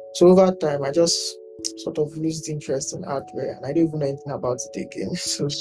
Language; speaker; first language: English; non-native, local second language; Yoruba